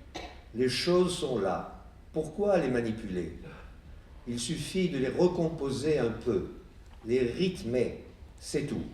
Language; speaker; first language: French; native; French